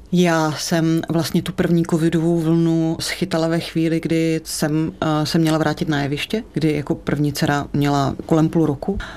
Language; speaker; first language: Czech; native; Czech